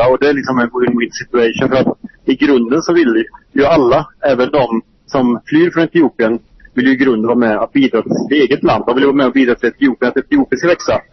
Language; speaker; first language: Swedish; native; Swedish